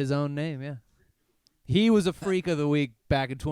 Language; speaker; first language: English; native; English